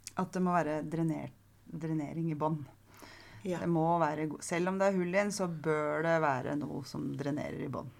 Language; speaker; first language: Norwegian; native; Norwegian